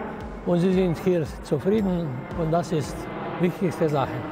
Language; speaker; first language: German; non-native, learner; Slovenian